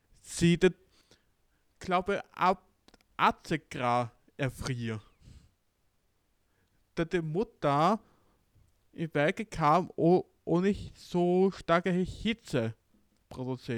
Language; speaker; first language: German; non-native, learner; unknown